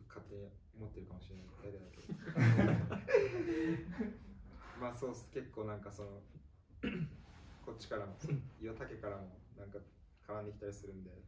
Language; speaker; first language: Japanese; native; Japanese